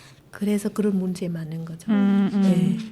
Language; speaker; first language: Korean; non-native, learner; Vietnamese